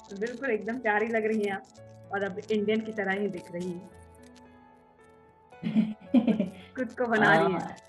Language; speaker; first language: Hindi; native; Hindi